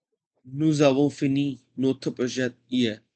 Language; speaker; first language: French; non-native, learner; Hindi